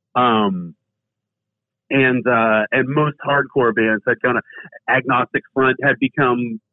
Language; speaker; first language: English; native; English